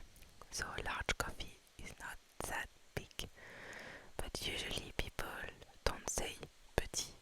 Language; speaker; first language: English; non-native, fluent; French